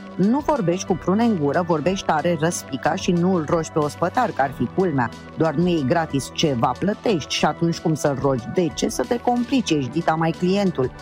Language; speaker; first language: Romanian; native; Romanian